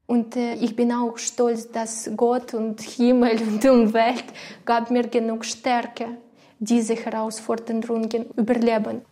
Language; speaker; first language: German; non-native, learner; Ukrainian